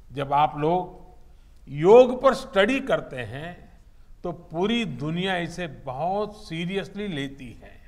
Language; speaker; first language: Hindi; non-native, local second language; Gujarati